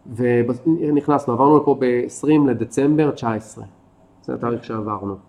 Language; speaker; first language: Hebrew; native; Hebrew